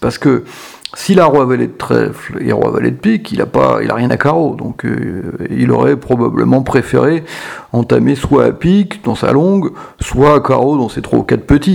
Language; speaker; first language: French; native; French